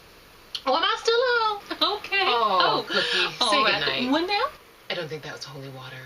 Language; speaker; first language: English; native; English